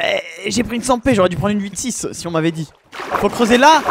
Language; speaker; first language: French; native; French